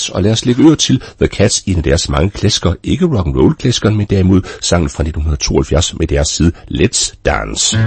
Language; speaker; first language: Danish; native; Danish